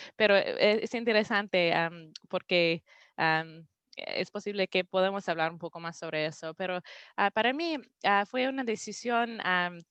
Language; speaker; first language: Spanish; non-native, learner; English